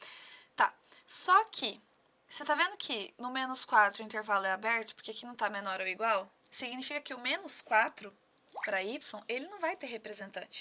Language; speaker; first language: Portuguese; native; Portuguese